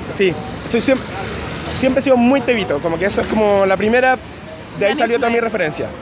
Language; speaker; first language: Spanish; native; Spanish